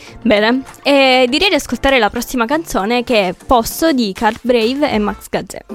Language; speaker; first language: Italian; native; Italian